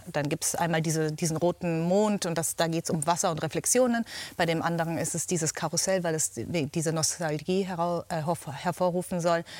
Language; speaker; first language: German; native; German